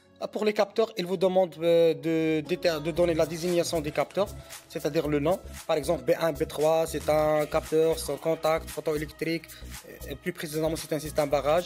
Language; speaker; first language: French; non-native, local second language; Arabic